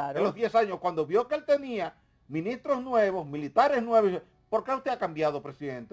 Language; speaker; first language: Spanish; native; Spanish